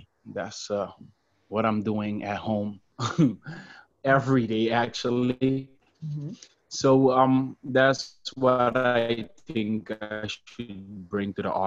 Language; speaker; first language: English; non-native, fluent; Papiamento